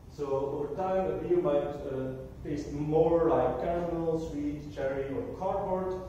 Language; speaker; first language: English; non-native, fluent; Dutch